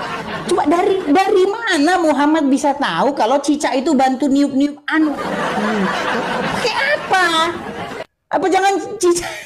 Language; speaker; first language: Indonesian; native; Indonesian